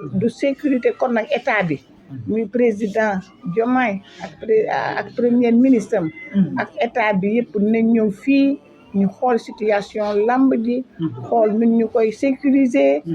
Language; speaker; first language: Wolof; native; Wolof